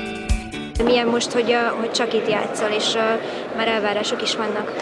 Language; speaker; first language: Hungarian; native; Hungarian